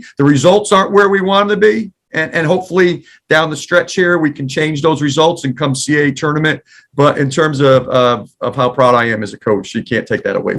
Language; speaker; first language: English; native; English